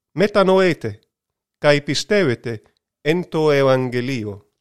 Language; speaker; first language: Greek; non-native, learner; English